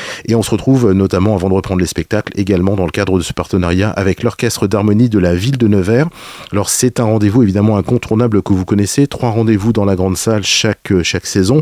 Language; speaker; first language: French; native; French